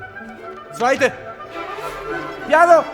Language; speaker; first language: German; non-native, fluent; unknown